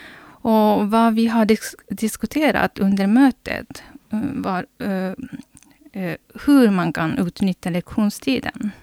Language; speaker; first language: Swedish; non-native, fluent; Japanese